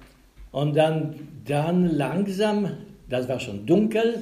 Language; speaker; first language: German; non-native, learner; Polish